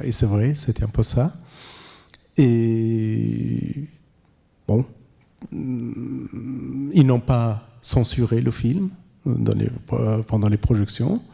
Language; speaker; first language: French; non-native, fluent; Persian